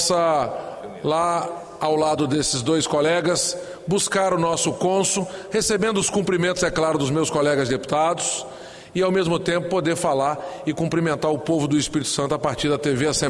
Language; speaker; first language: Portuguese; native; Portuguese